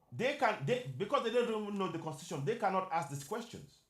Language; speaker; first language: English; non-native, local second language; Yoruba